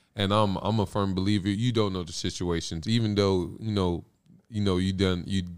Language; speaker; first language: English; early bilingual, other home language; Spanish